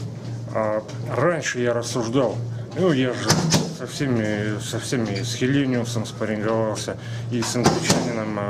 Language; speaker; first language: Russian; native; Russian